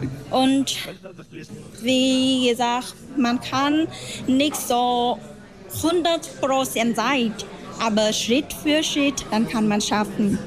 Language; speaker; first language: German; non-native, learner; Vietnamese